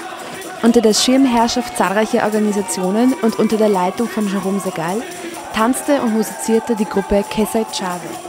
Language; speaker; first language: German; native; German